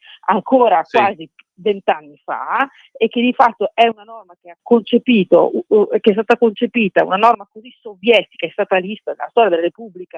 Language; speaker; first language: Italian; native; Italian